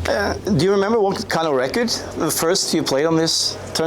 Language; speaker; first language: English; non-native, fluent; Norwegian